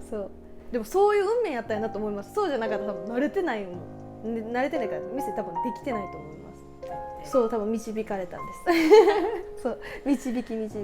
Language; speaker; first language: Japanese; native; Japanese